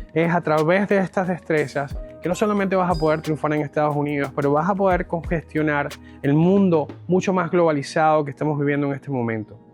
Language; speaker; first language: Spanish; native; Spanish